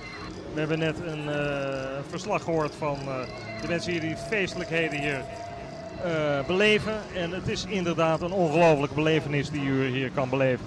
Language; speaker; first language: Dutch; native; Dutch